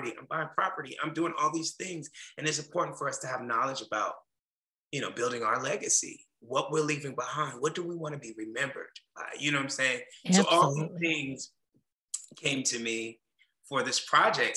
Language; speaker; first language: English; native; English